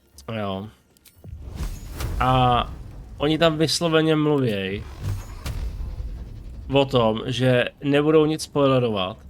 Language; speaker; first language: Czech; native; Czech